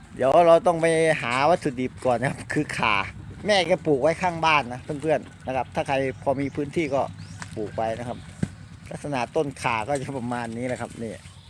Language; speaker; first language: Thai; native; Thai